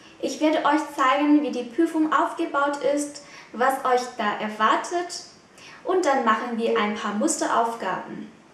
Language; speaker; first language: German; non-native, fluent; Vietnamese